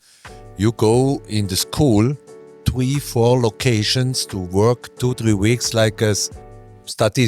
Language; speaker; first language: English; non-native, learner; German